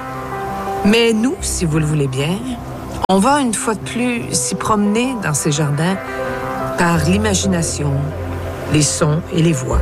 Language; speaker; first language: French; native; French